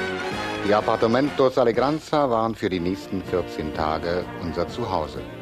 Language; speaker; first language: German; native; German